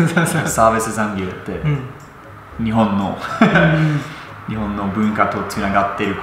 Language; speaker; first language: Japanese; non-native, fluent; English